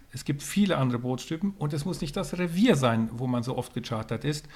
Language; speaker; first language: German; non-native, fluent; Swedish